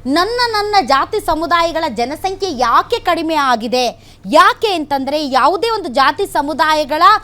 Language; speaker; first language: Kannada; native; Kannada